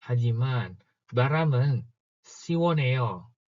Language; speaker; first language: Korean; non-native, fluent; Indonesian